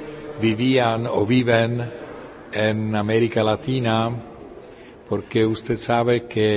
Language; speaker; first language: Spanish; non-native, fluent; Czech